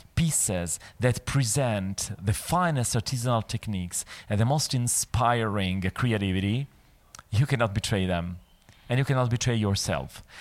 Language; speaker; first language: English; non-native, fluent; Italian